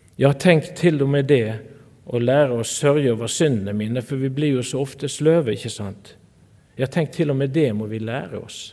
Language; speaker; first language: Norwegian; native; Norwegian